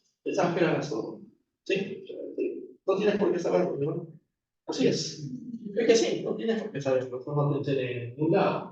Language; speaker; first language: Spanish; native; Spanish